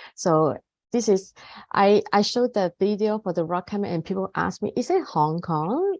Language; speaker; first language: English; non-native, fluent; Cantonese